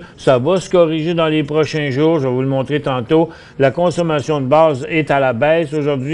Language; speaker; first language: French; native; French